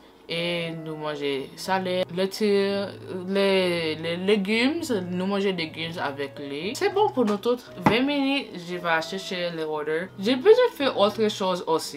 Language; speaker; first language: French; non-native, learner; English